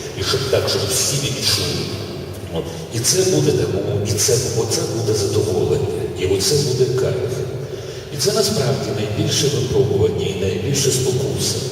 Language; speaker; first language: Ukrainian; non-native, local second language; Russian